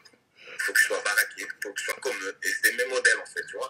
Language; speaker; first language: French; native; French